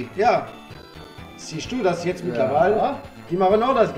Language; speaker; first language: German; non-native, learner; French